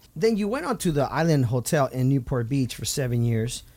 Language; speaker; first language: English; native; English